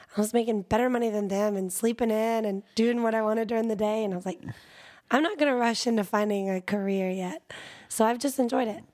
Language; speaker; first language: English; native; English